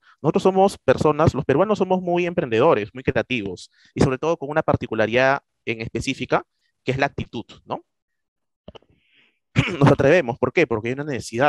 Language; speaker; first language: Spanish; native; Spanish